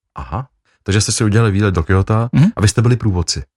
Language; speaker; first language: Czech; native; Czech